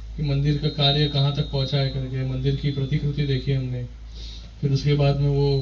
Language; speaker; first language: Hindi; non-native, local second language; Marathi